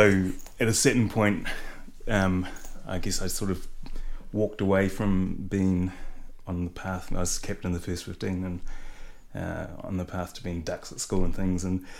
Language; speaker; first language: English; native; English